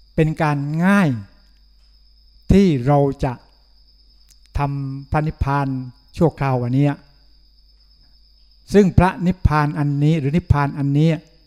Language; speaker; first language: Thai; native; Thai